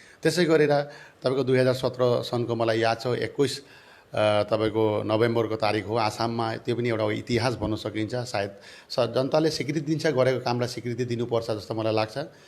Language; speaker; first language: Nepali; native; Nepali